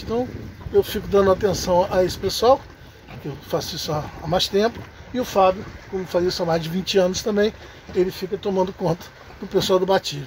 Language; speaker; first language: Portuguese; native; Portuguese